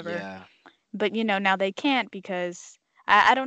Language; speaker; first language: English; native; English